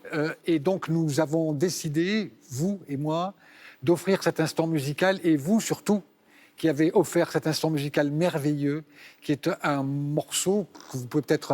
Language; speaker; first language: French; native; French